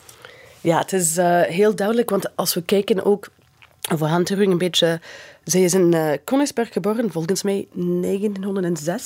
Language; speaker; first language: Dutch; non-native, fluent; English